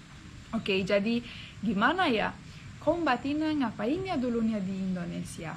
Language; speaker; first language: Indonesian; non-native, fluent; Romanian